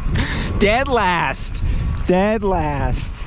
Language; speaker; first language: English; native; English